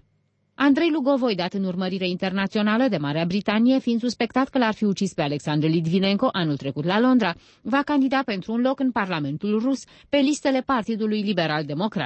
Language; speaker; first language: Romanian; native; Romanian